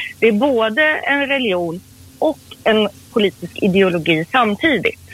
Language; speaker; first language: Swedish; early bilingual, other home language; Persian